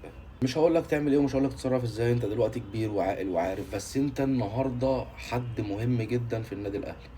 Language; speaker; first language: Arabic; native; Arabic